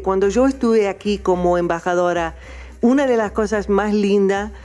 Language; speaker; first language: Spanish; non-native, fluent; English